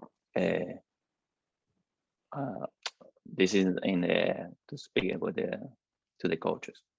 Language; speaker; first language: English; non-native, learner; Spanish